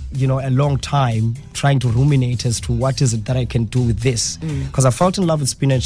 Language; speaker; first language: English; non-native, local second language; Xhosa